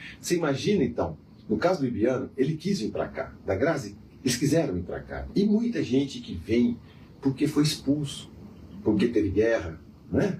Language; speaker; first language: Portuguese; native; Portuguese